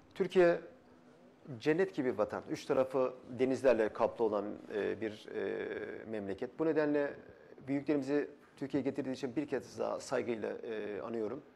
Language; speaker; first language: Turkish; early bilingual, other home language; Kazakh